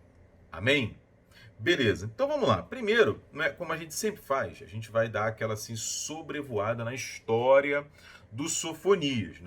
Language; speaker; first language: Portuguese; native; Portuguese